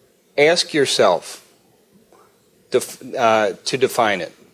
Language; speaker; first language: English; native; English